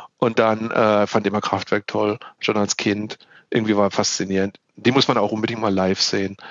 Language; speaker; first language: German; native; German